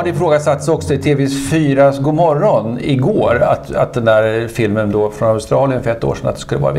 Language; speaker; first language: Swedish; native; Swedish